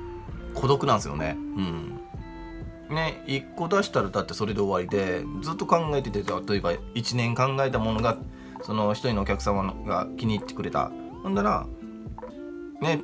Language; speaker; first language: Japanese; native; Japanese